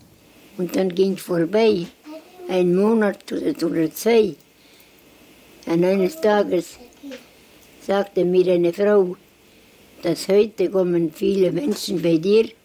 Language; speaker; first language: German; non-native, learner; Estonian